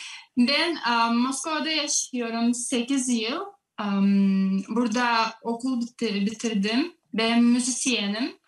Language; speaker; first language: Turkish; non-native, learner; Russian